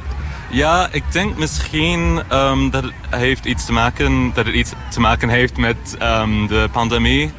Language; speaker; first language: Dutch; non-native, fluent; English